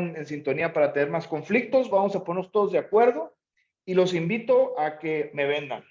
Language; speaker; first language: Spanish; native; Spanish